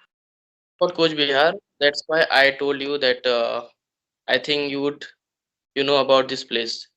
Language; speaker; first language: English; non-native, learner; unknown